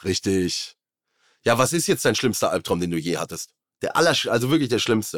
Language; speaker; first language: German; native; German